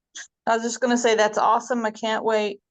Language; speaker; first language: English; native; English